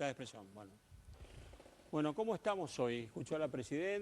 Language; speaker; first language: Spanish; native; Spanish